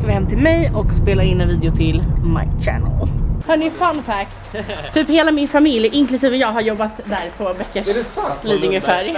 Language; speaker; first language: Swedish; native; Swedish